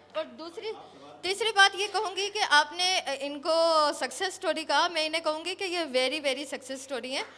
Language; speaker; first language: Urdu; non-native, local second language; Saraiki